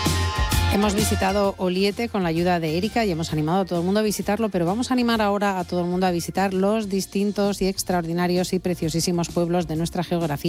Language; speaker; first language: Spanish; native; Spanish